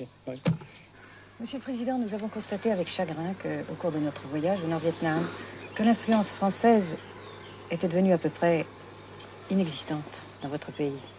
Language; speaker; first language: French; native; French